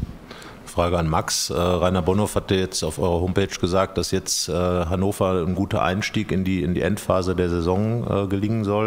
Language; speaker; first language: German; native; German